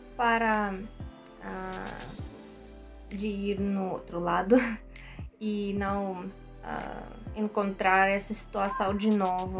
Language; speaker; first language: Portuguese; non-native, learner; Russian